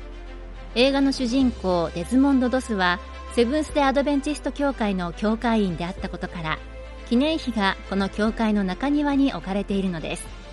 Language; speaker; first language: Japanese; native; Japanese